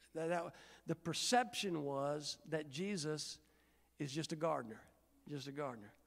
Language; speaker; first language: English; native; English